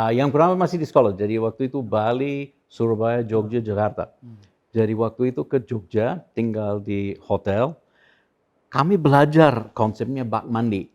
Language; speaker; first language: Indonesian; non-native, fluent; English